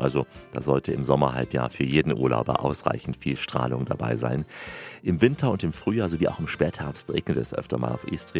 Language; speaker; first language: German; native; German